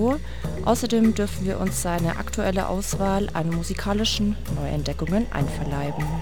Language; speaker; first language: German; native; German